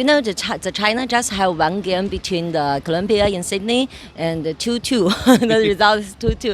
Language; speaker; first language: English; non-native, learner; Chinese